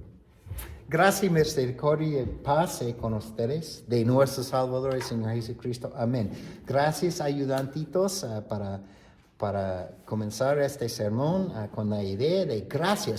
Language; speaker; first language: Spanish; non-native, fluent; English